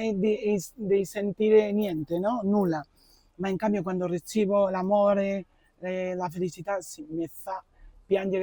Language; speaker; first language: Italian; non-native, fluent; Spanish